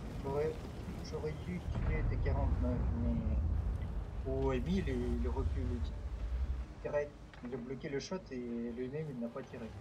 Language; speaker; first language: French; non-native, learner; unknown